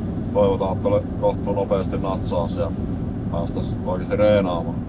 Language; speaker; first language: Finnish; native; Finnish